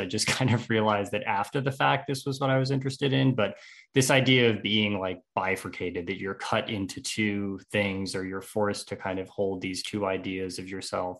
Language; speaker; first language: English; native; English